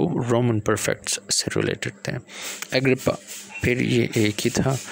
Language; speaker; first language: Urdu; early bilingual, other home language; Punjabi